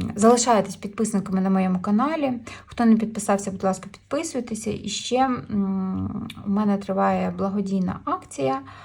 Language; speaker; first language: Ukrainian; non-native, local second language; Russian